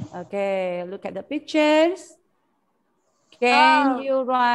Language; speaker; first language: English; non-native, fluent; Indonesian